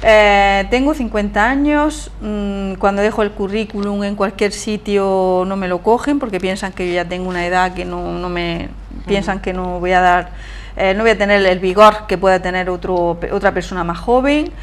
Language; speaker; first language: Spanish; native; Spanish